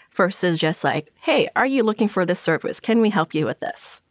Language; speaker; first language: English; non-native, local second language; Cantonese